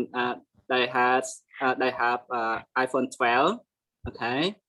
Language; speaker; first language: English; non-native, learner; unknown